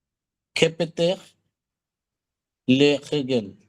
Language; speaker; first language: French; non-native, learner; Bangla